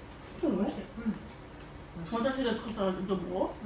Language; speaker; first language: Japanese; non-native, fluent; Filipino